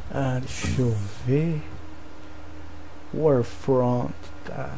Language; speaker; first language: Portuguese; native; Portuguese